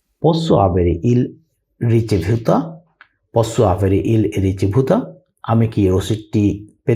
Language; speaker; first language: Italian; non-native, learner; Bangla